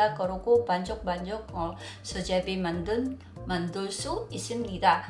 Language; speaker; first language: Korean; non-native, learner; Filipino